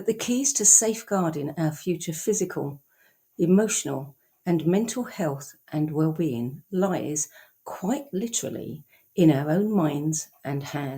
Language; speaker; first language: English; native; English